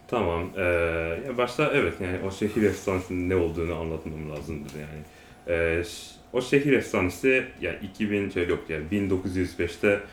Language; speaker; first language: Turkish; non-native, learner; Japanese